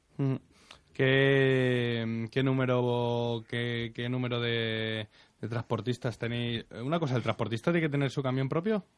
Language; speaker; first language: Spanish; native; Spanish